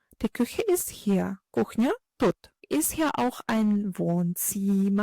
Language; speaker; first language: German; non-native, fluent; Ukrainian